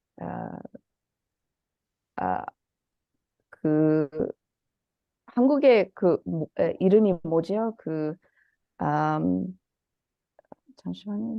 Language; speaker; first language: Korean; early bilingual, heritage; Korean